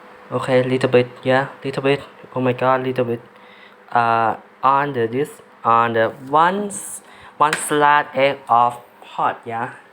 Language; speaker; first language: English; non-native, learner; Thai